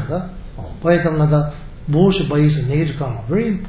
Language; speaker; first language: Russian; non-native, learner; Tibetan